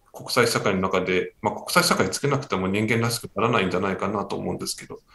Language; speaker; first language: Japanese; native; Japanese